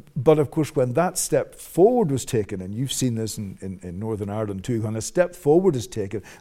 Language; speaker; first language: English; native; English